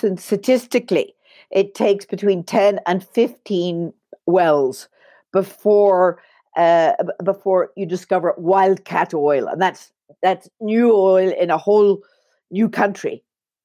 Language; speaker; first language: English; native; English